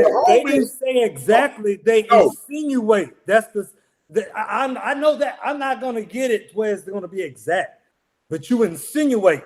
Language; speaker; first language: English; native; English